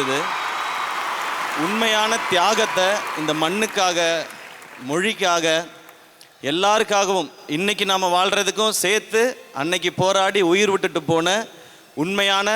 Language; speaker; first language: Tamil; native; Tamil